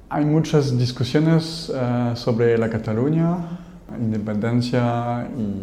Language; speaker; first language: Spanish; non-native, fluent; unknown